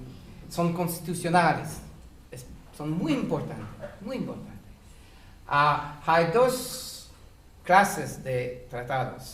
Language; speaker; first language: Spanish; non-native, fluent; French